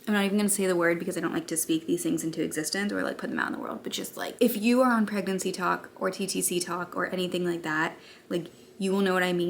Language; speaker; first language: English; native; English